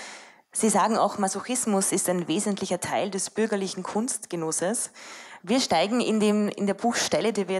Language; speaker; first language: German; native; German